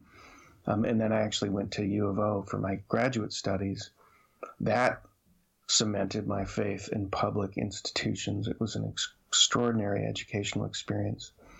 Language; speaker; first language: English; native; English